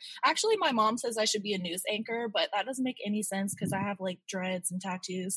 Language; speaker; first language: English; native; English